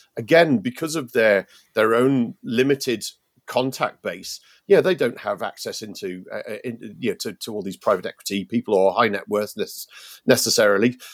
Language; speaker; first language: English; native; English